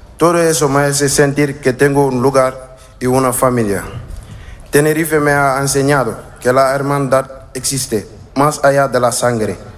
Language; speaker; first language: Spanish; non-native, learner; Wolof